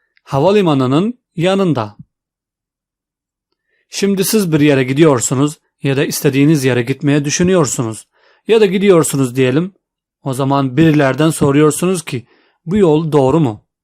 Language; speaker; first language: Turkish; non-native, fluent; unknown